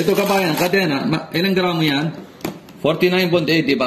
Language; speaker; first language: Filipino; non-native, learner; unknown